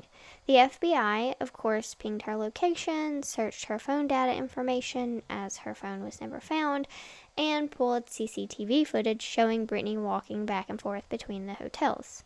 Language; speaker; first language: English; native; English